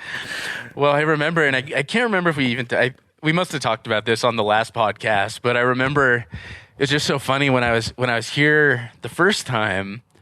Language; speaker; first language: English; native; English